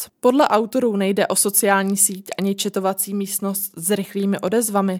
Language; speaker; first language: Czech; native; Czech